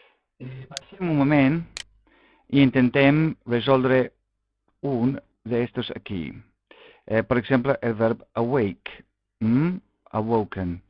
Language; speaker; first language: Catalan; non-native, local second language; Spanish